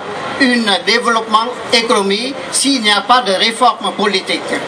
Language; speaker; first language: French; non-native, fluent; Vietnamese